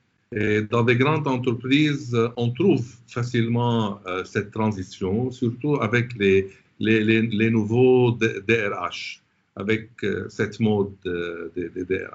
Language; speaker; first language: French; non-native, local second language; Arabic